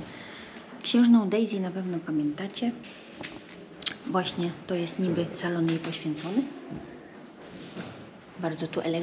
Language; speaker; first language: Polish; native; Polish